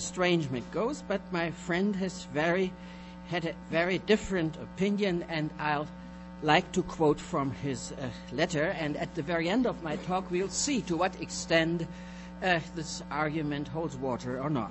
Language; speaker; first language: English; non-native, fluent; German